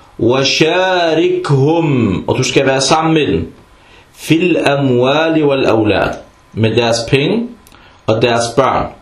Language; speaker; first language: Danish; early bilingual, other home language; Arabic